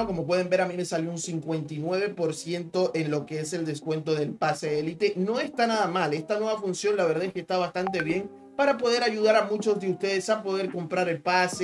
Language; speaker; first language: Spanish; native; Spanish